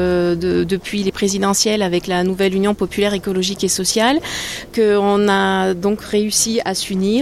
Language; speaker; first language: French; native; French